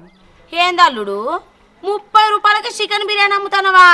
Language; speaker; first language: Telugu; native; Telugu